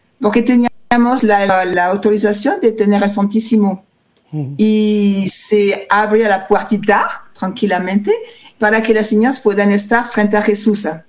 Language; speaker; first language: Spanish; non-native, fluent; French